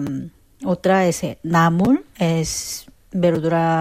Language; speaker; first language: Spanish; non-native, fluent; Korean